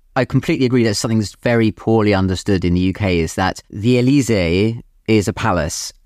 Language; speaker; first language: English; native; English